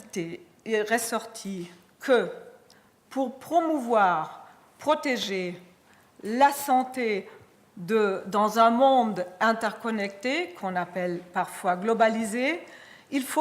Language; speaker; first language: French; non-native, fluent; German